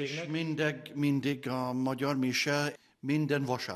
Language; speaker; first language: Hungarian; non-native, learner; English